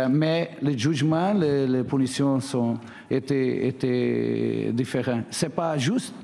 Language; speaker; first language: French; non-native, learner; Portuguese